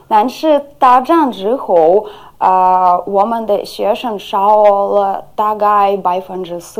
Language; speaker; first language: Chinese; non-native, fluent; Ukrainian